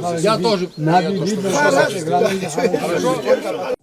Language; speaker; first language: Russian; non-native, local second language; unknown